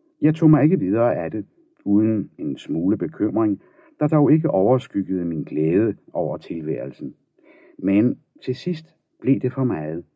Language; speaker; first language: Danish; native; Danish